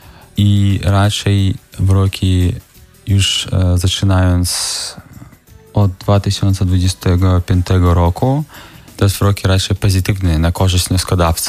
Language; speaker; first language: Polish; non-native, fluent; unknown